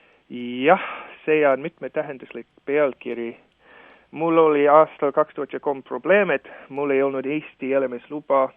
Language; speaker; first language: Estonian; non-native, fluent; English